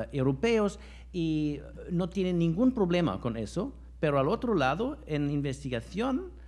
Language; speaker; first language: Spanish; non-native, fluent; German